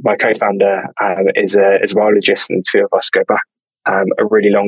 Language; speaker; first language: English; native; English